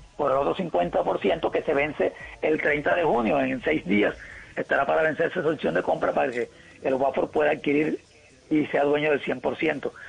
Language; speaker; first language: Spanish; native; Spanish